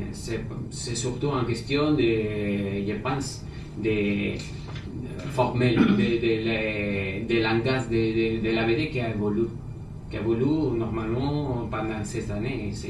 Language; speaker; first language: French; non-native, fluent; Spanish